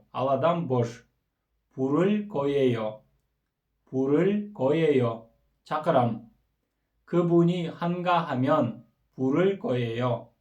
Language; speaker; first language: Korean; non-native, fluent; Kyrgyz